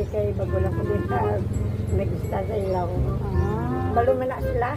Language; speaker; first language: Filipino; non-native, local second language; Hiligaynon